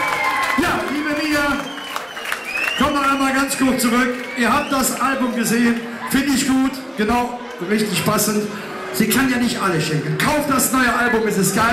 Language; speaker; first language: German; native; German